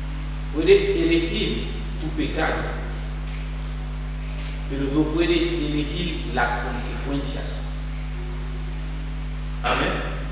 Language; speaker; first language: Spanish; non-native, fluent; French